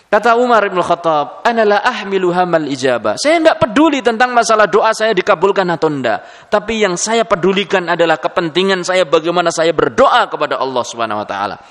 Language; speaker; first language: Indonesian; native; Indonesian